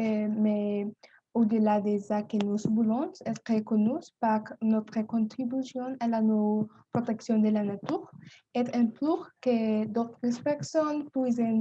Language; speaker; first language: French; non-native, learner; Spanish